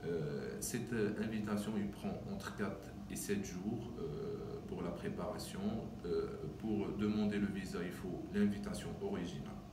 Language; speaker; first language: French; non-native, local second language; Arabic